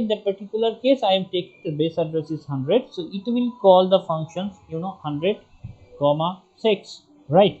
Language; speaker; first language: English; non-native, local second language; Bangla